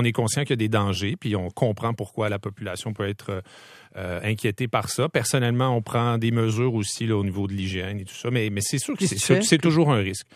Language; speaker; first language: French; native; French